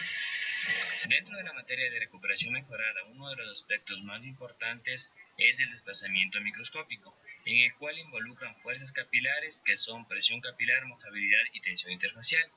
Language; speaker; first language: Spanish; native; Spanish